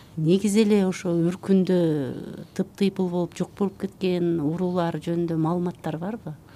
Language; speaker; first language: Kyrgyz; native; Kyrgyz